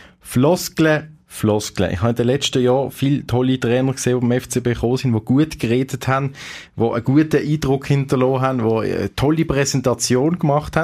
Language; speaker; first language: German; native; German